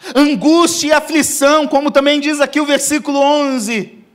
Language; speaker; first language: Portuguese; native; Portuguese